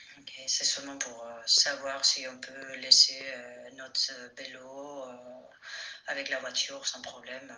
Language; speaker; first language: French; non-native, fluent; Spanish